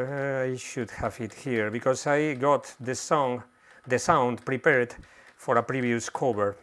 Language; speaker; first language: English; non-native, fluent; Spanish